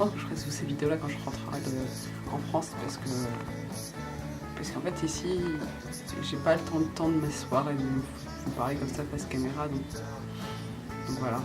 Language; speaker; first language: French; native; French